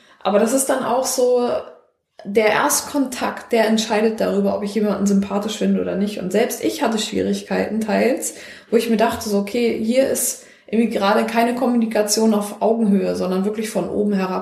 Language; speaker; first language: German; native; German